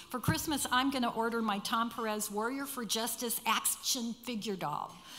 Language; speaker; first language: English; native; English